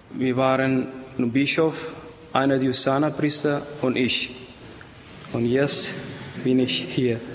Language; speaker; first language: German; non-native, fluent; Amharic